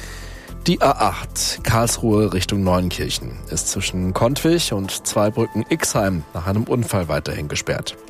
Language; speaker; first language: German; native; German